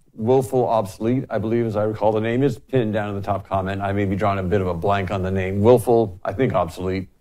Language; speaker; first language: English; native; English